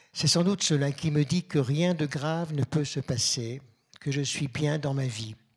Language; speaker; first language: French; native; French